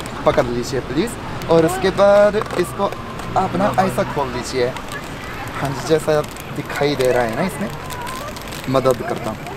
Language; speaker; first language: Hindi; non-native, fluent; Japanese